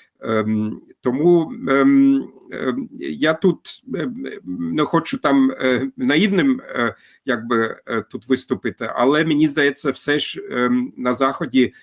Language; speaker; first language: Ukrainian; non-native, fluent; German